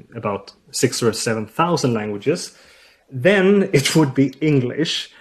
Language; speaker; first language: English; non-native, fluent; Swedish